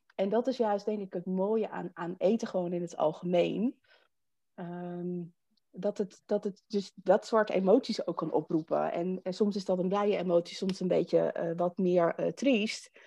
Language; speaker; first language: Dutch; native; Dutch